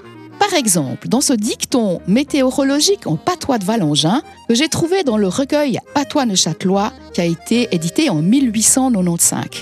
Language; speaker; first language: French; native; French